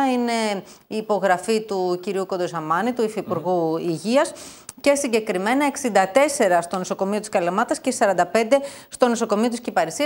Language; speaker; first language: Greek; native; Greek